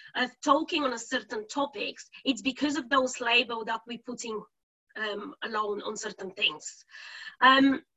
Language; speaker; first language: English; non-native, fluent; Bulgarian